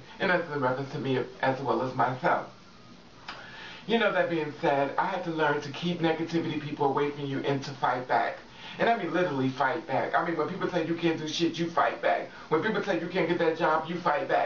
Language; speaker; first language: English; native; English